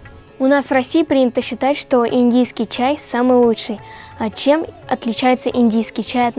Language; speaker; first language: Russian; native; Russian